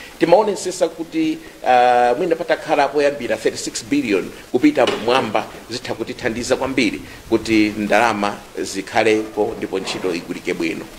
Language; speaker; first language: Nyanja; native; Nyanja